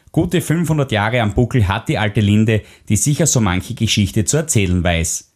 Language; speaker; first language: German; native; German